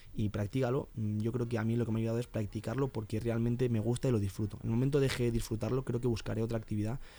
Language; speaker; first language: Spanish; native; Spanish